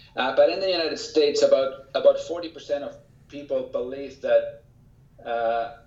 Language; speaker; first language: English; early bilingual, other home language; Spanish